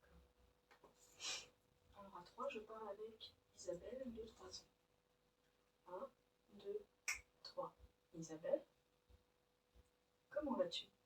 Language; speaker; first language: French; native; French